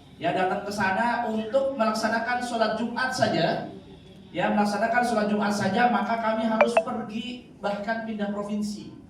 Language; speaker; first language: Indonesian; native; Indonesian